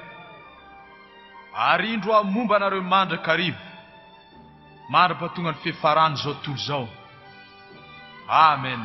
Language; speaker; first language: Malagasy; native; Malagasy